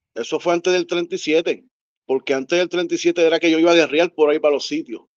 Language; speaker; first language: Spanish; native; Spanish